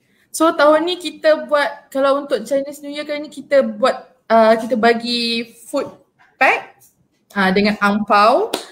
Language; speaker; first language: Malay; native; Malay